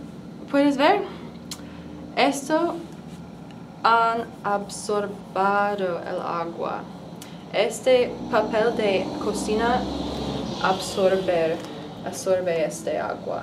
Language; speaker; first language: Spanish; non-native, learner; English